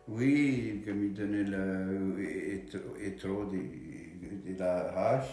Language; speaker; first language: French; non-native, learner; Romanian